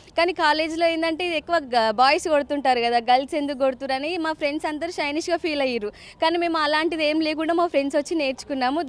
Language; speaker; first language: Telugu; native; Telugu